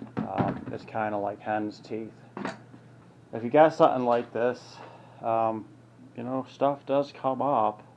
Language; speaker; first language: English; native; English